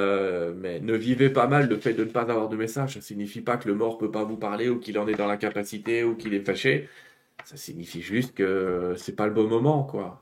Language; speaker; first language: French; native; French